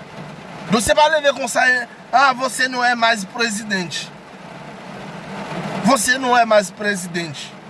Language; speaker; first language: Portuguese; non-native, learner; Haitian Creole